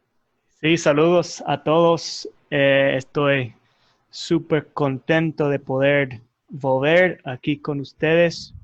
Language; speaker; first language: Spanish; non-native, fluent; English